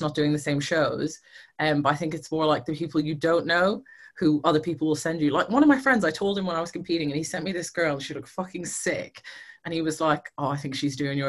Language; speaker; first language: English; native; English